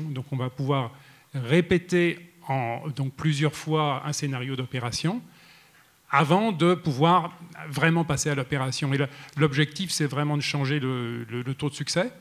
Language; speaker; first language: French; native; French